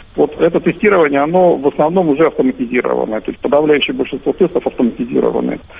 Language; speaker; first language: Russian; native; Russian